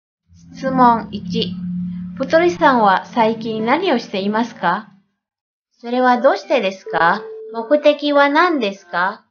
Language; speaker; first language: Japanese; non-native, fluent; Indonesian